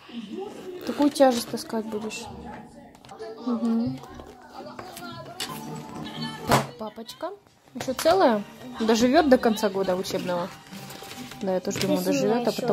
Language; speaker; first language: Russian; native; Russian